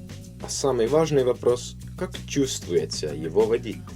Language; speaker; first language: Russian; non-native, learner; Estonian